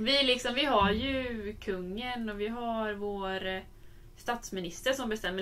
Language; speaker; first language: Swedish; native; Swedish